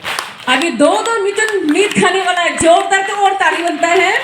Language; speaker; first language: Hindi; non-native, local second language; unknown